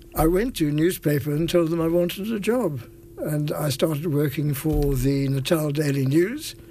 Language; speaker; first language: English; native; English